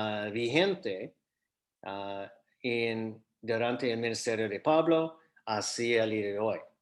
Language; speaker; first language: Spanish; non-native, fluent; English